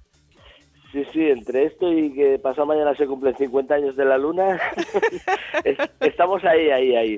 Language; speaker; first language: Spanish; native; Spanish